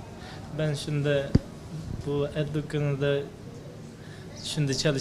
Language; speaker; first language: Turkish; non-native, learner; Uyghur